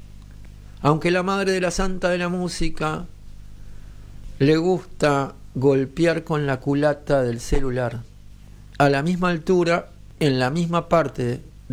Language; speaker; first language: Spanish; native; Spanish